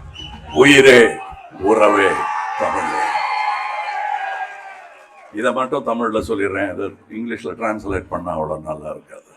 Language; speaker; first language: Tamil; native; Tamil